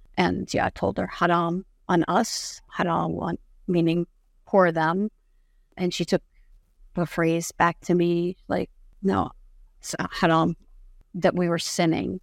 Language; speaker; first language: English; non-native, fluent; Arabic